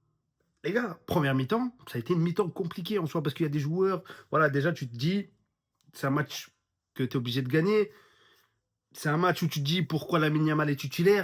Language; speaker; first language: French; native; French